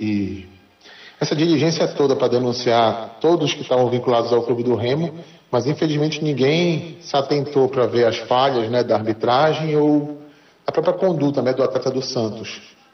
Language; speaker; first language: Portuguese; native; Portuguese